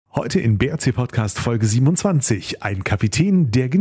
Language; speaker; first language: German; native; German